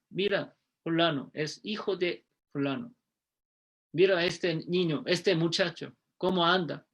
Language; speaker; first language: Spanish; non-native, fluent; Korean